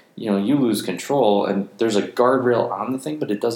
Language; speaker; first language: English; native; English